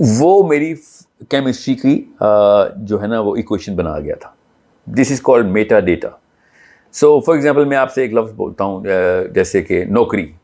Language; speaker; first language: Urdu; native; Urdu